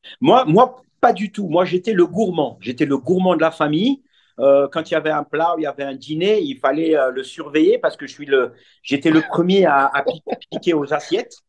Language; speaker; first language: French; non-native, local second language; Arabic